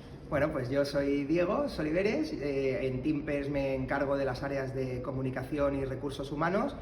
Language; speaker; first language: Spanish; native; Spanish